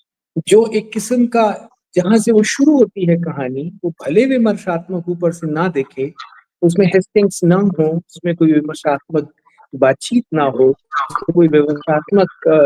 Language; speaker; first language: Hindi; native; Hindi